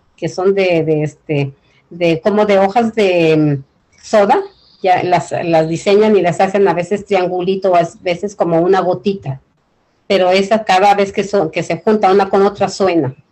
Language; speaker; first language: Spanish; native; Spanish